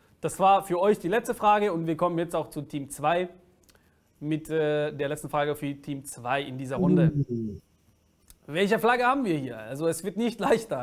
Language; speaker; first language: German; native; German